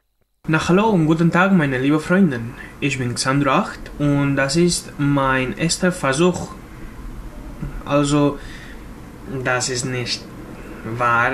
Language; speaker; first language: German; non-native, learner; Romanian